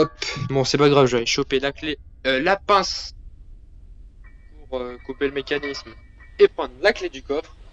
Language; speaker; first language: French; native; French